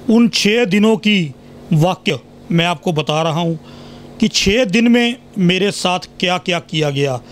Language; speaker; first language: Hindi; non-native, local second language; Punjabi